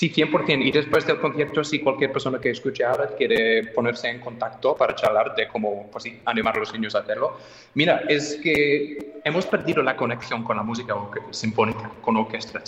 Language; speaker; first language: Spanish; non-native, fluent; English